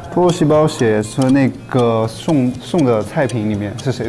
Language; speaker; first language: Chinese; native; Chinese